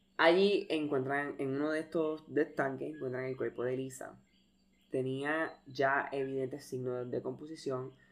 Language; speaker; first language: Spanish; early bilingual, heritage; Spanish